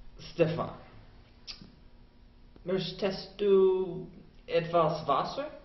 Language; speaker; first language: German; non-native, learner; English